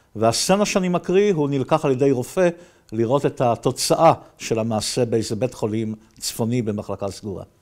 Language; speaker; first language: Hebrew; native; Hebrew